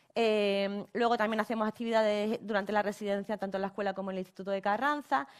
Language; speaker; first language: Spanish; native; Spanish